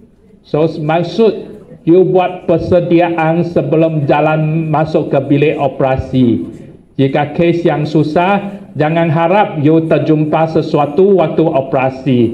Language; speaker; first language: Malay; non-native, local second language; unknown